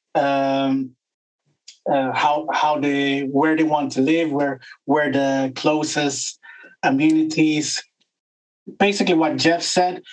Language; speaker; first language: English; non-native, fluent; Swedish